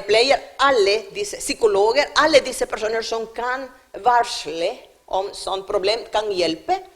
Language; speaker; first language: Norwegian; non-native, learner; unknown